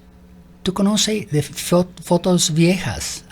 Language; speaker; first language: Spanish; non-native, learner; English